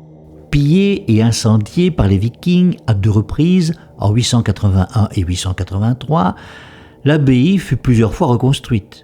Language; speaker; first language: French; native; French